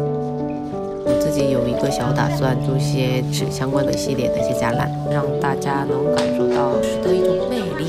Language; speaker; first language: Chinese; non-native, fluent; Korean